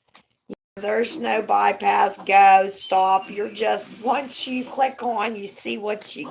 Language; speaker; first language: English; native; English